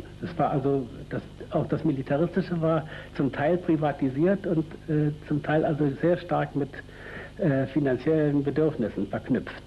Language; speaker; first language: German; native; German